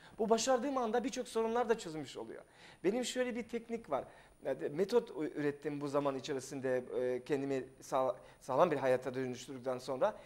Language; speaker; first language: Turkish; non-native, fluent; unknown